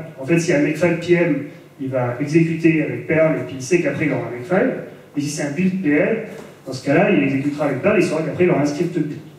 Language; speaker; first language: French; native; French